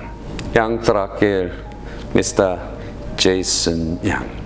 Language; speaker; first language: Indonesian; non-native, learner; Korean